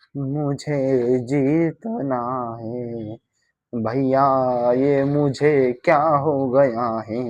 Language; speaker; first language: Hindi; non-native, local second language; Marathi